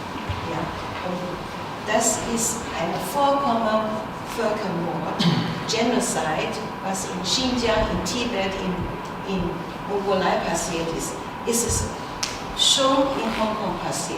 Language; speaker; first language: German; non-native, fluent; Chinese